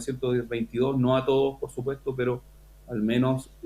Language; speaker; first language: Spanish; native; Spanish